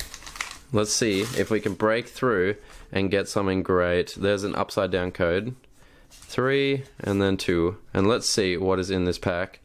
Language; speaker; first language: English; native; English